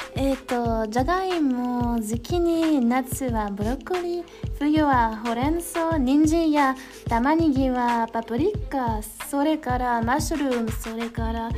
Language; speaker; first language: Japanese; non-native, learner; French